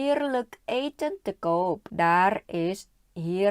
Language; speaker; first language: Dutch; non-native, learner; Thai